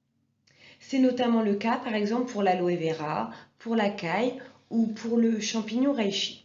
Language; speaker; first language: French; native; French